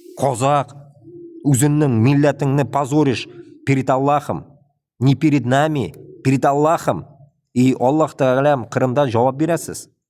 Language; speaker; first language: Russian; non-native, local second language; Tatar